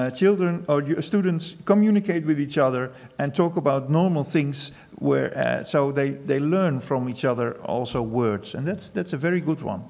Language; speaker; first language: English; non-native, fluent; Dutch